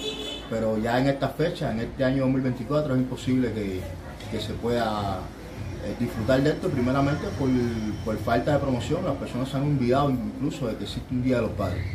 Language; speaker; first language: Spanish; native; Spanish